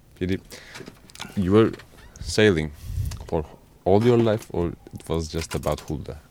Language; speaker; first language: English; non-native, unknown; Turkish